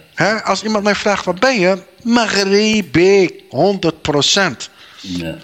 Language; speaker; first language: Dutch; native; Dutch